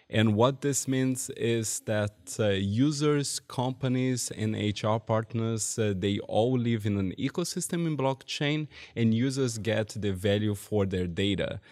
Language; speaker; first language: English; non-native, fluent; Portuguese